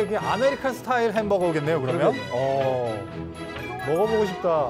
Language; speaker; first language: Korean; native; Korean